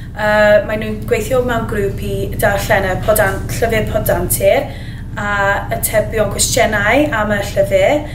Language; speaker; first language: Welsh; non-native, learner; English